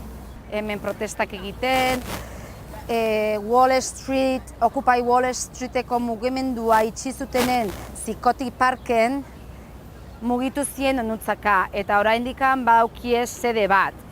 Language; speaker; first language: Basque; non-native, local second language; Spanish